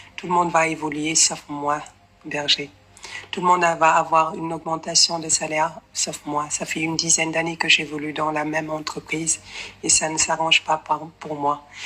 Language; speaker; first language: French; non-native, local second language; Wolof